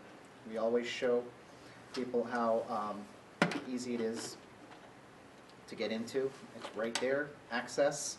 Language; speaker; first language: English; native; English